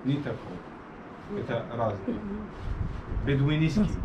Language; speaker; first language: Russian; non-native, learner; Arabic